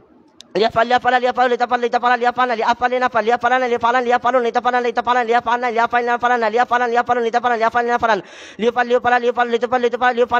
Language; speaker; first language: Arabic; non-native, learner; Bangla